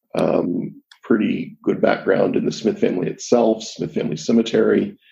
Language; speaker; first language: English; native; English